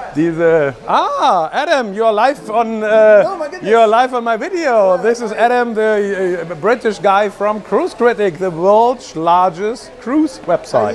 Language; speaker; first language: English; non-native, learner; German